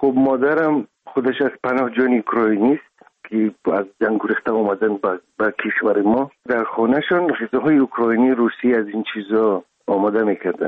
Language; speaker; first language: Persian; non-native, local second language; Russian